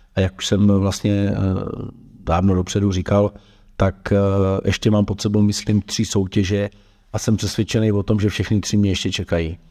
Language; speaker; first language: Czech; native; Czech